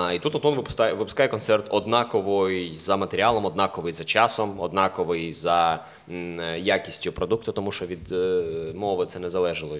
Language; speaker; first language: Ukrainian; non-native, local second language; Russian